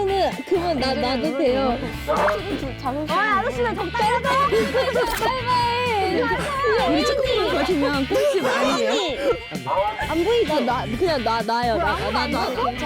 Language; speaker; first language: Korean; non-native, fluent; Chinese